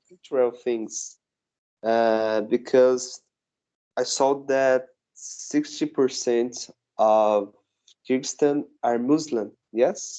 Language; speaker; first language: English; non-native, learner; Portuguese